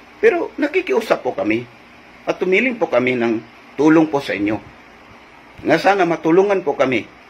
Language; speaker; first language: Filipino; non-native, local second language; Cebuano